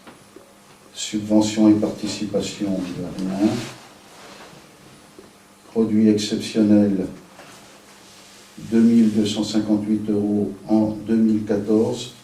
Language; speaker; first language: French; native; French